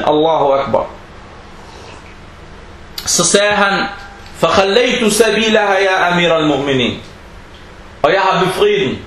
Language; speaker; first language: Danish; early bilingual, other home language; Arabic